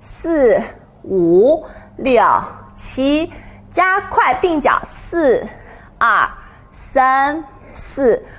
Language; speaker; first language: Chinese; native; Chinese